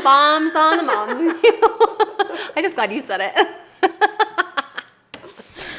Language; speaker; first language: English; native; English